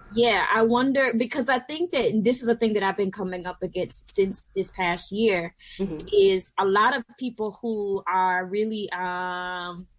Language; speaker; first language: English; native; English